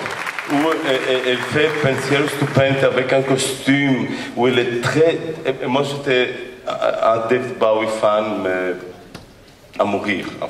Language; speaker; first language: French; non-native, fluent; Greek